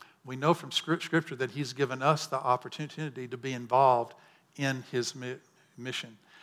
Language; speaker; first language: English; native; English